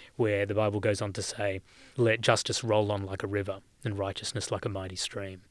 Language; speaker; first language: English; native; English